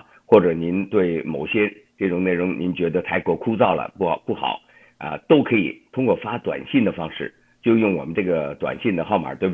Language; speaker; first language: Chinese; native; Chinese